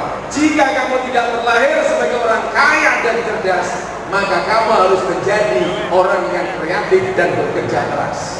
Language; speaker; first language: Indonesian; non-native, local second language; Javanese